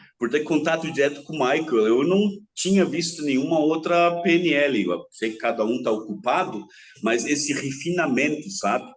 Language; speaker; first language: Portuguese; early bilingual, other home language; German